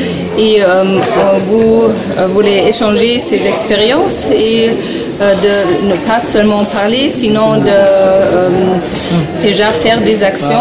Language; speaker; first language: French; non-native, fluent; German